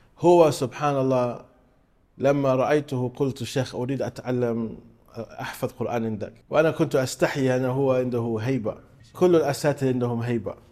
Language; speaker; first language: Arabic; non-native, fluent; English